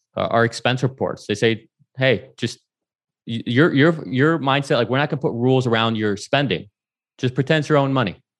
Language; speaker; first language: English; native; English